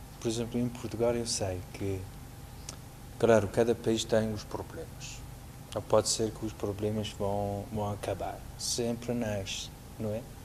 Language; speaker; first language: Portuguese; non-native, fluent; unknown